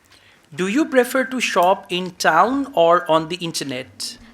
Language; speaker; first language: English; non-native, fluent; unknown